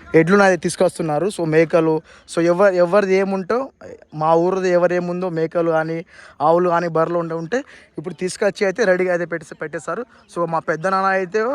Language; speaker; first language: Telugu; non-native, local second language; Lambadi